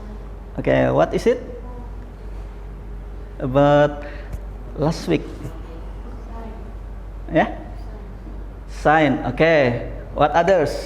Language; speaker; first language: English; non-native, learner; Indonesian